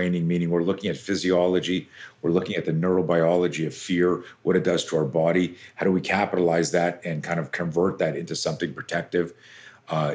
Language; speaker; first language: English; native; English